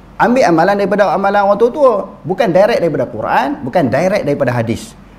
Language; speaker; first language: Malay; native; Malay